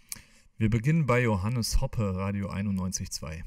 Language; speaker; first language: German; native; German